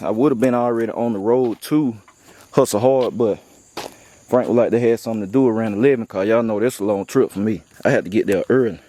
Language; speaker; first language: English; native; English